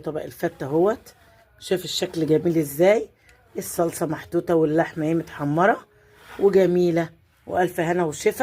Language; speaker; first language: Arabic; native; Arabic